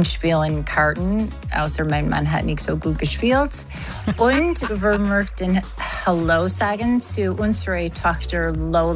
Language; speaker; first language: German; non-native, learner; English